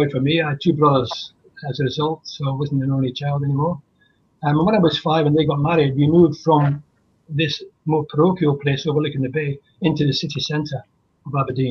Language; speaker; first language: English; native; English